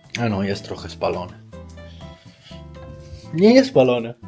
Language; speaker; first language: Polish; non-native, learner; Italian